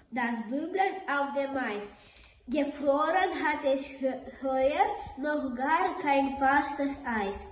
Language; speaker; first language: German; non-native, learner; Romanian